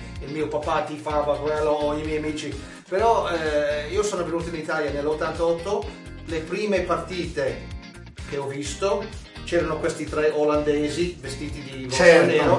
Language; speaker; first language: Italian; non-native, fluent; English